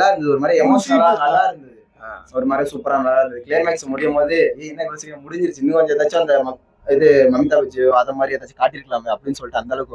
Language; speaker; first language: Tamil; native; Tamil